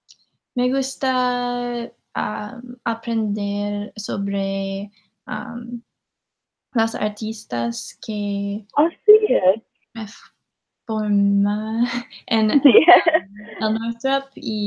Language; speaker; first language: Spanish; non-native, learner; English